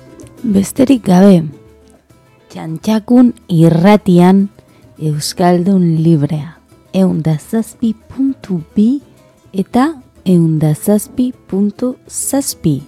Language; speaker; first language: Basque; non-native, learner; Spanish